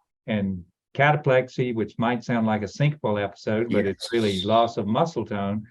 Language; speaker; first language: English; native; English